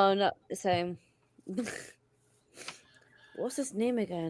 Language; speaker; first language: English; native; English